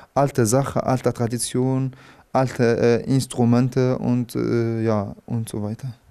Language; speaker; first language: German; non-native, fluent; Arabic